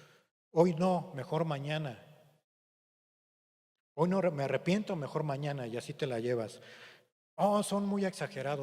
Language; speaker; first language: Spanish; native; Spanish